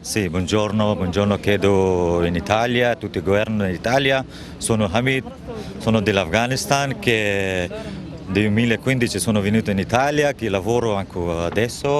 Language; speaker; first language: Italian; non-native, learner; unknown